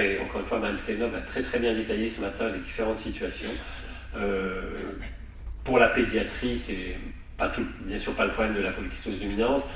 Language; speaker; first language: French; native; French